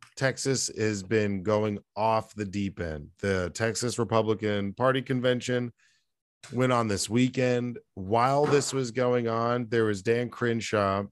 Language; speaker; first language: English; native; English